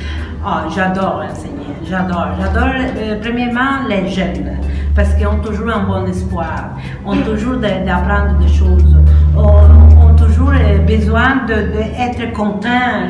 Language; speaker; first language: French; non-native, fluent; Spanish